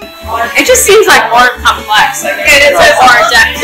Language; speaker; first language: English; native; English